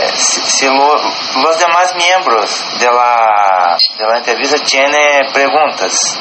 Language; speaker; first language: Spanish; non-native, learner; Portuguese